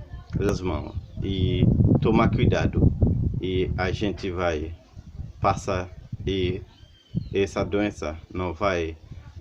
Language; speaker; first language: Portuguese; non-native, learner; Haitian Creole